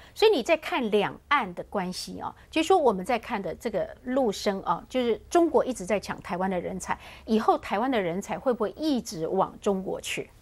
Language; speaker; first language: Chinese; native; Chinese